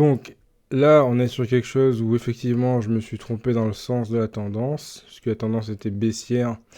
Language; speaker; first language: French; native; French